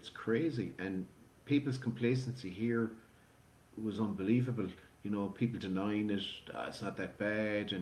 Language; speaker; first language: English; native; English